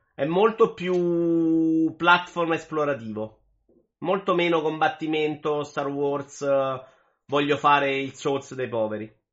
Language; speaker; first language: Italian; native; Italian